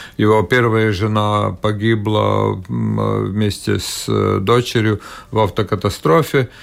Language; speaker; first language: Russian; non-native, local second language; Latvian